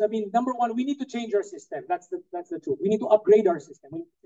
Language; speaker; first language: English; non-native, local second language; Cebuano